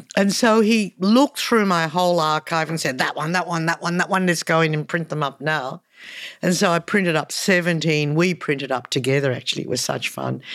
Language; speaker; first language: English; early bilingual, other home language; Hungarian